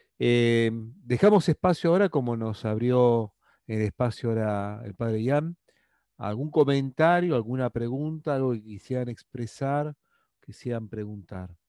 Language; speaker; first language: Spanish; native; Spanish